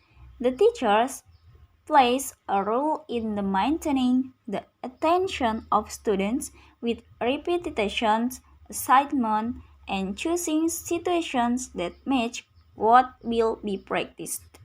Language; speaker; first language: English; non-native, learner; Indonesian